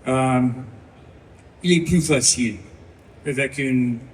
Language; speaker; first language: French; non-native, learner; English